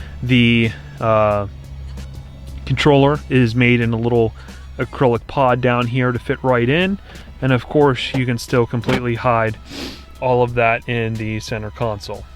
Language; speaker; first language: English; native; English